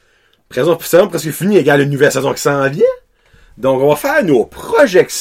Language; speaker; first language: French; native; French